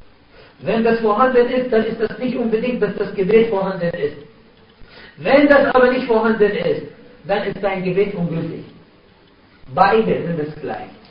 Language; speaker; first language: German; non-native, fluent; Arabic